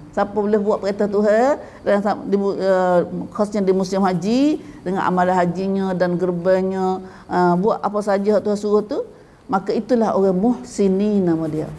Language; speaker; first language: Malay; native; Malay